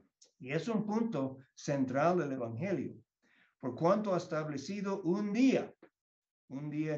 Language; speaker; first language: Spanish; non-native, fluent; English